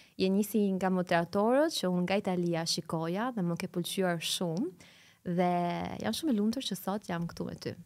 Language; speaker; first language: Albanian; early bilingual, heritage; Albanian